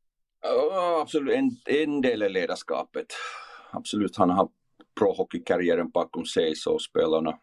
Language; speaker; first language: Swedish; non-native, fluent; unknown